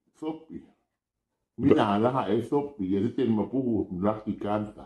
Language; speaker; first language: Finnish; non-native, learner; Thai